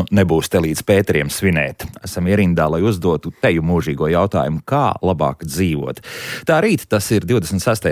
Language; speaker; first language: Latvian; native; Latvian